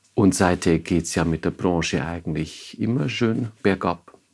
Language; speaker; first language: German; native; German